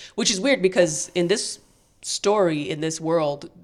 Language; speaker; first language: English; native; English